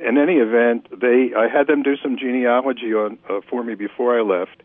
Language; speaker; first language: English; native; English